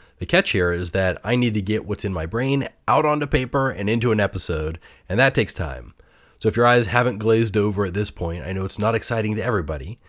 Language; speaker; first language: English; native; English